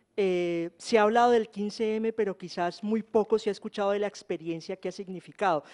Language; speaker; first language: Spanish; native; Spanish